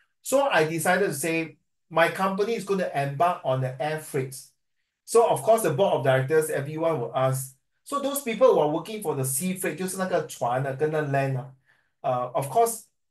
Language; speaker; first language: English; non-native, local second language; Chinese